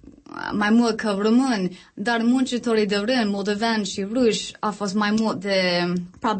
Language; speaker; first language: Romanian; non-native, learner; English